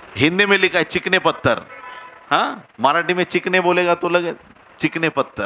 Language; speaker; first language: Hindi; non-native, local second language; Marathi